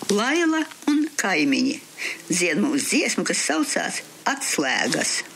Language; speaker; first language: Latvian; early bilingual, heritage; Latvian